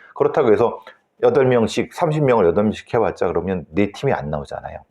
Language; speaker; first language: Korean; native; Korean